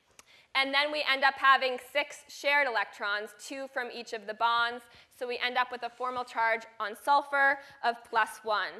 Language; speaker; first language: English; native; English